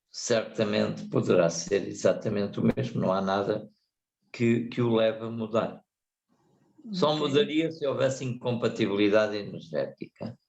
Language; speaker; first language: Portuguese; non-native, fluent; Spanish